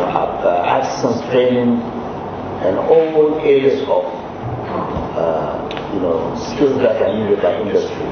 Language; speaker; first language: English; non-native, local second language; Hausa